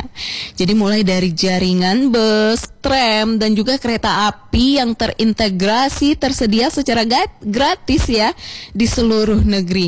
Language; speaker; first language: Indonesian; native; Indonesian